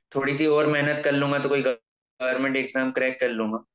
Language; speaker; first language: Hindi; native; Hindi